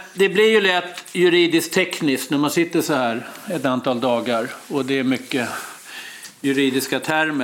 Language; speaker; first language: Swedish; native; Swedish